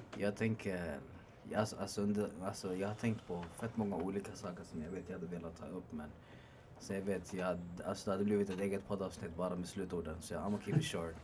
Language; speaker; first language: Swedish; early bilingual, other home language; Arabic